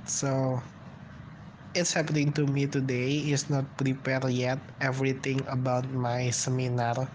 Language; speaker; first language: English; non-native, learner; Indonesian